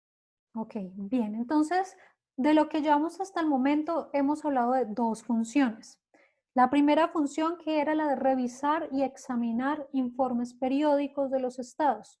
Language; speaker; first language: Spanish; native; Spanish